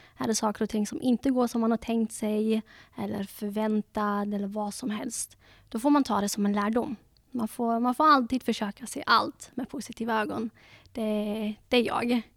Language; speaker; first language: Swedish; early bilingual, other home language; Dutch